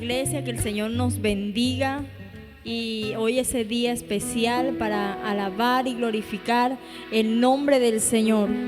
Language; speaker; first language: Spanish; native; Spanish